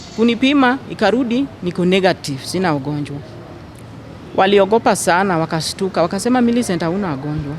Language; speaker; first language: Swahili; non-native, local second language; Luo (Kenya and Tanzania)